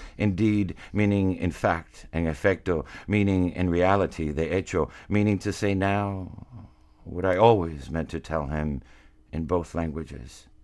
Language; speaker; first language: English; early bilingual, other home language; Spanish